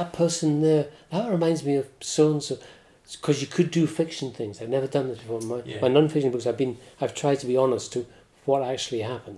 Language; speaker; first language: English; native; English